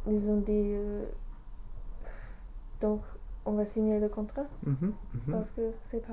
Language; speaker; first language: French; non-native, learner; English